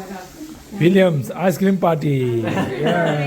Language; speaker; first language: English; non-native, learner; Tibetan